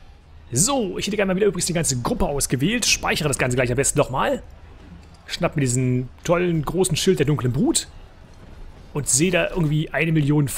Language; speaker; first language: German; native; German